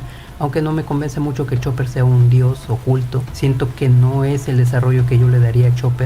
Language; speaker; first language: Spanish; native; Spanish